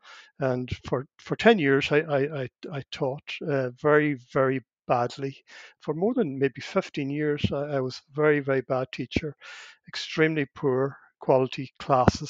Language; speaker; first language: English; non-native, local second language; Irish